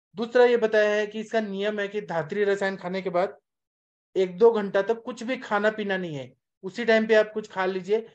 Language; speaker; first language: Hindi; native; Hindi